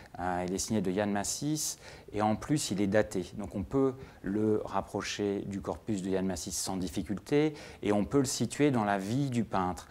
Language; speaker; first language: French; native; French